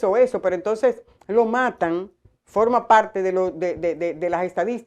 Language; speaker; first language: Spanish; native; Spanish